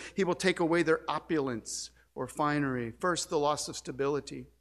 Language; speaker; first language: English; native; English